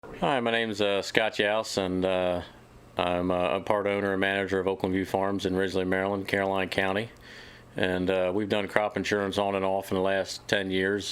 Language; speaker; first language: English; native; English